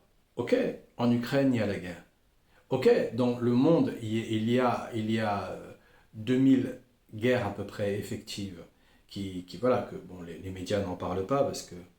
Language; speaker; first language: French; native; French